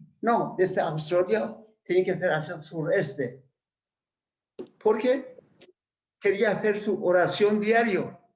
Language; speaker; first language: Spanish; non-native, learner; Persian